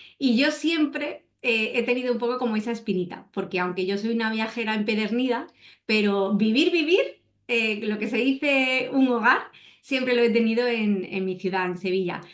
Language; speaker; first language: Spanish; native; Spanish